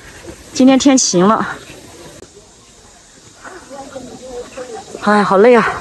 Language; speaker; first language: Chinese; native; Chinese